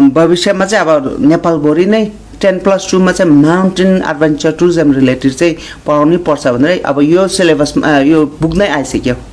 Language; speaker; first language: Nepali; non-native, local second language; Sherpa